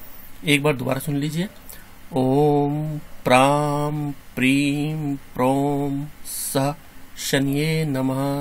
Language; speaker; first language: Hindi; native; Hindi